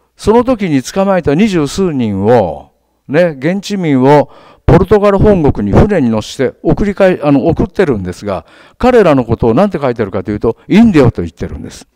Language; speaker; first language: Japanese; native; Japanese